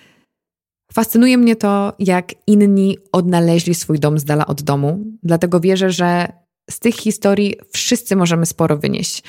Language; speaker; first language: Polish; native; Polish